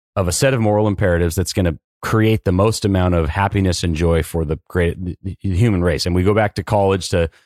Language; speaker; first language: English; native; English